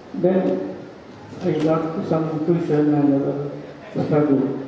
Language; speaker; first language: English; non-native, local second language; Telugu